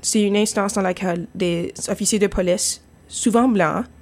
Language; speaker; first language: French; non-native, fluent; English